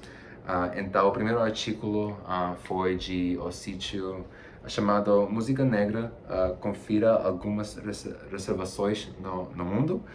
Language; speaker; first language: Portuguese; non-native, fluent; Spanish